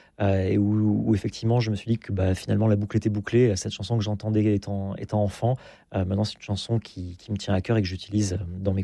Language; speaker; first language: French; native; French